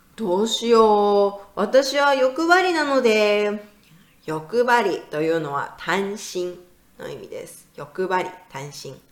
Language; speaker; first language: Japanese; native; Japanese